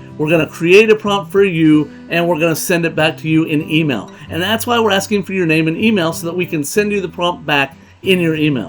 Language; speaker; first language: English; native; English